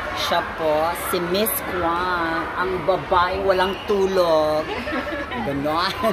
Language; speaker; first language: Filipino; native; Filipino